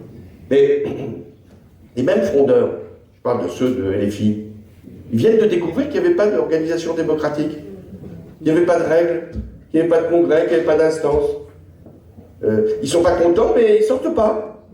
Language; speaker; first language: French; native; French